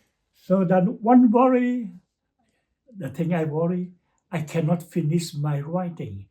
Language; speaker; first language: English; non-native, learner; Chinese